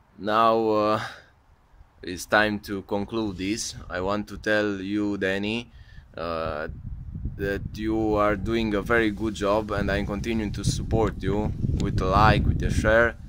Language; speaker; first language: English; non-native, learner; Romanian